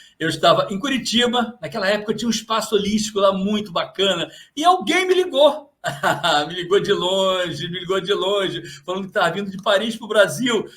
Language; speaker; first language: Portuguese; native; Portuguese